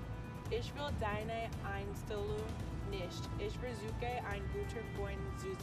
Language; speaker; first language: German; non-native, learner; English